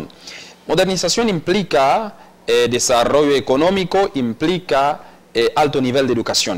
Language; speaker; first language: Spanish; non-native, local second language; Haitian Creole